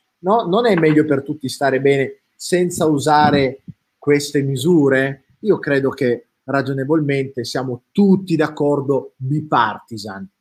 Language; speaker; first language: Italian; native; Italian